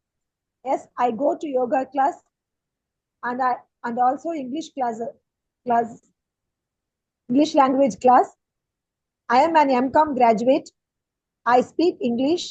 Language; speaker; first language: English; non-native, learner; Tamil